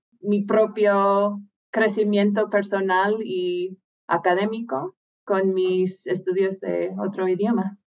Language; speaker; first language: Spanish; non-native, fluent; English